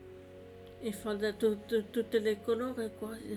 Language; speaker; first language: Italian; non-native, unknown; French